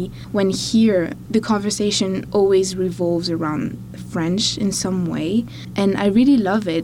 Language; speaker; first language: English; non-native, fluent; French